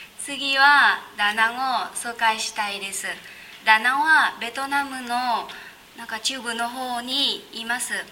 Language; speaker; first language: Japanese; non-native, learner; Vietnamese